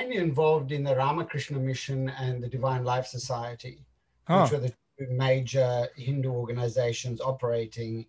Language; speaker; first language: English; native; English